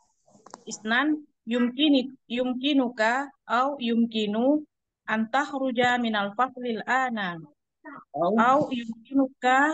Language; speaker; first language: Arabic; non-native, learner; Indonesian